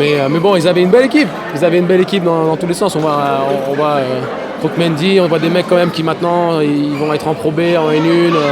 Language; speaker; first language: French; native; French